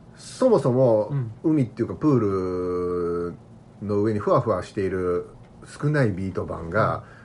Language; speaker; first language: Japanese; native; Japanese